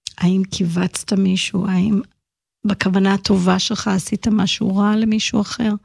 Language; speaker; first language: Hebrew; early bilingual, heritage; Hebrew